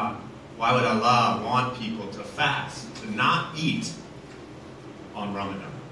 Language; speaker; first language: English; native; English